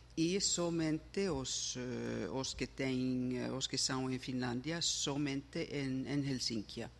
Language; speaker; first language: Portuguese; non-native, learner; Finnish